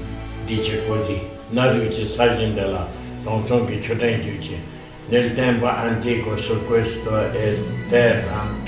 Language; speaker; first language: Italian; non-native, fluent; Tibetan